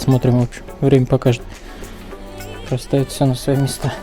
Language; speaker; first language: Russian; native; Russian